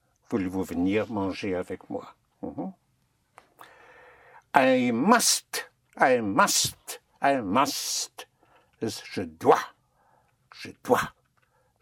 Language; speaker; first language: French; non-native, fluent; English